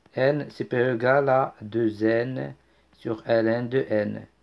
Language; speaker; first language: French; non-native, local second language; Arabic